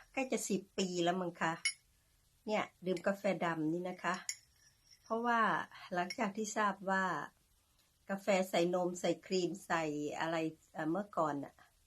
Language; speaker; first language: Thai; native; Thai